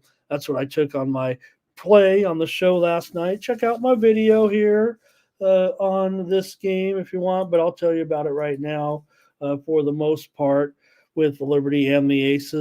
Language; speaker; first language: English; native; English